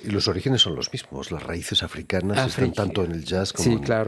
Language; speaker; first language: Spanish; native; Spanish